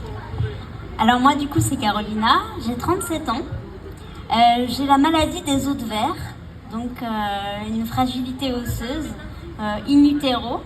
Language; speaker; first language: French; native; French